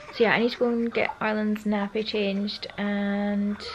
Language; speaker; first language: English; native; English